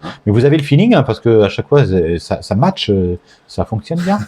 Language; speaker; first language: French; native; French